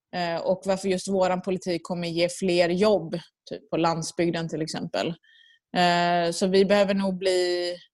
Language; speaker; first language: Swedish; early bilingual, other home language; Persian